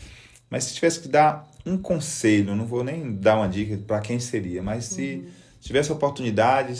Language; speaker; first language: Portuguese; native; Portuguese